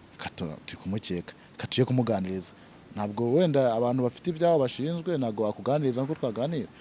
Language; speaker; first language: Rundi; native; Rundi